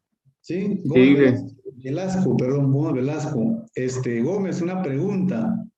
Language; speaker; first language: Spanish; native; Spanish